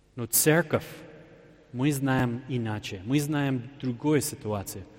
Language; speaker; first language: Russian; non-native, fluent; English